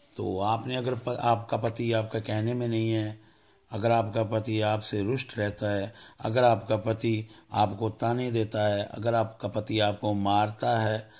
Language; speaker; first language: Hindi; non-native, local second language; Punjabi